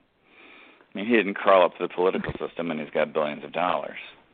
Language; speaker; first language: English; native; English